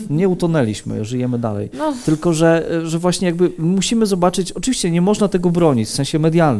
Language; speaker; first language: Polish; native; Polish